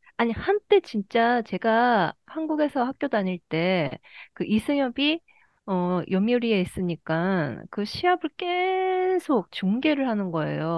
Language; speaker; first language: Korean; early bilingual, heritage; Korean